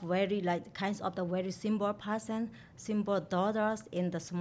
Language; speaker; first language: English; non-native, learner; Burmese